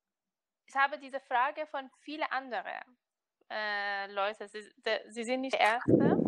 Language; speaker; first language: German; non-native, learner; Persian